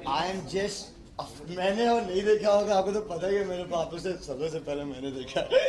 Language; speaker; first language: Hindi; early bilingual, heritage; Hindi